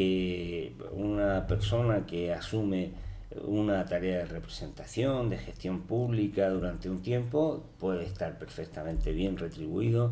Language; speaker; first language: Spanish; native; Spanish